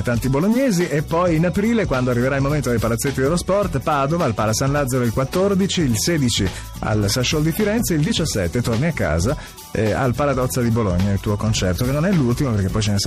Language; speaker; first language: Italian; native; Italian